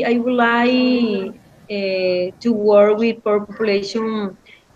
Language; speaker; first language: English; non-native, learner; Spanish